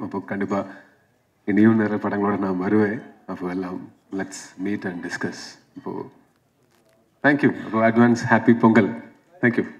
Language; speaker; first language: Tamil; non-native, learner; Malayalam